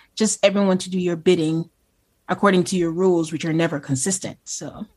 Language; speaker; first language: English; non-native, local second language; Yoruba